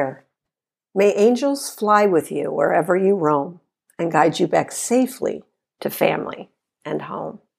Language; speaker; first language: English; native; English